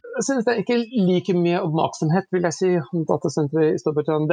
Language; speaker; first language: Norwegian; non-native, fluent; English